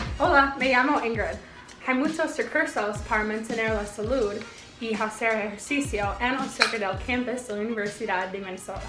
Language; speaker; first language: Spanish; non-native, learner; English